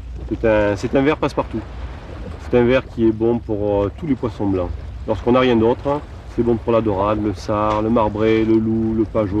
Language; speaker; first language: French; native; French